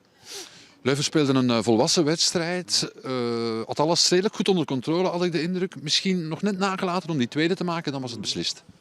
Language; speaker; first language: Dutch; native; Dutch